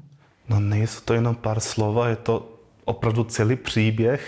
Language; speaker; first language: Czech; non-native, fluent; Croatian